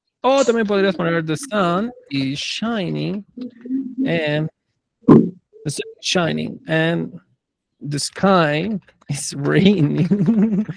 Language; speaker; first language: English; non-native, fluent; Spanish